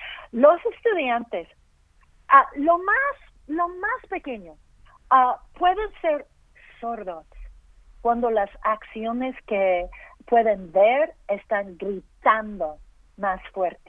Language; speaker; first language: Spanish; early bilingual, heritage; English